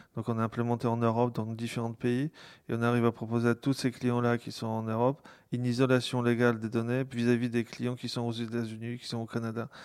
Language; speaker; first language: French; non-native, fluent; Polish